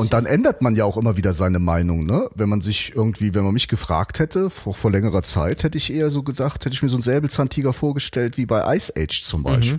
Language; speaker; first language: German; native; German